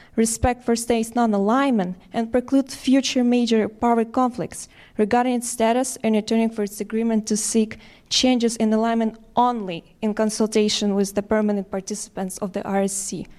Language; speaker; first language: English; non-native, fluent; Ukrainian